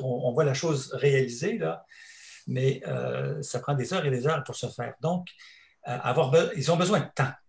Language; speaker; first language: French; native; French